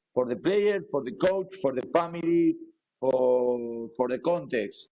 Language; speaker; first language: English; non-native, learner; Spanish